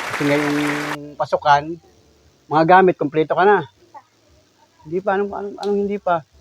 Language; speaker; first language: Filipino; native; Filipino